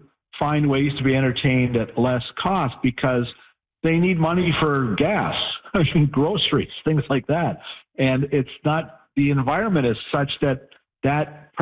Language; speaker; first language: English; native; English